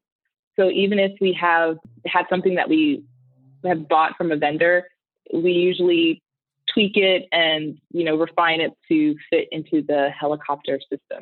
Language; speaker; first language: English; native; English